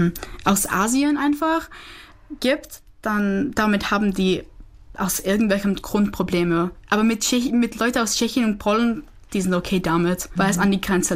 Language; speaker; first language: German; non-native, fluent; Czech